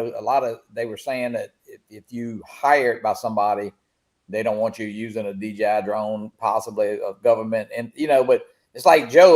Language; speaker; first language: English; native; English